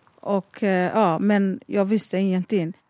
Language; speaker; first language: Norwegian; non-native, learner; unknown